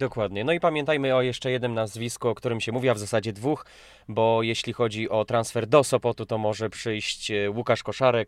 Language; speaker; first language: Polish; native; Polish